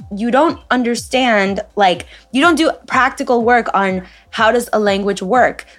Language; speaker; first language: English; early bilingual, other home language; Spanish